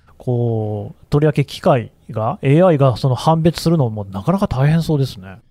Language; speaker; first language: Japanese; native; Japanese